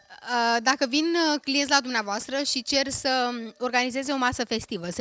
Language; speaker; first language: Romanian; native; Romanian